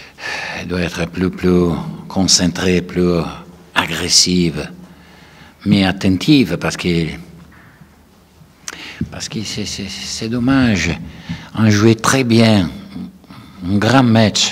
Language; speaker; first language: French; non-native, learner; Italian